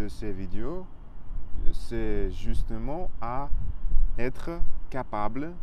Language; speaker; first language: French; non-native, fluent; Russian